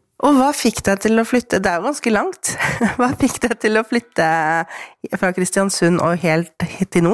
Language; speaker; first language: Norwegian; native; Norwegian